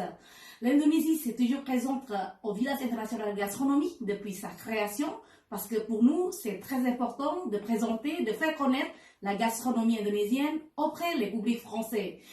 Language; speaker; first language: French; non-native, fluent; Indonesian